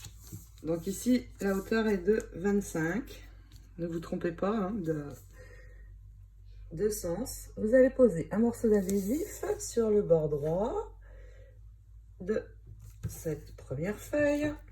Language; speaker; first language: French; native; French